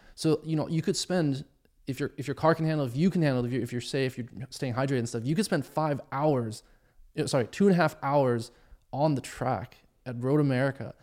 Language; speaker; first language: English; early bilingual, other home language; German